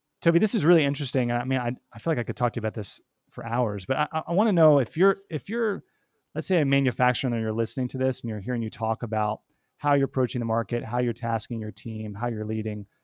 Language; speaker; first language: English; native; English